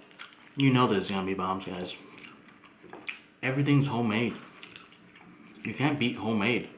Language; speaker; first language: English; native; English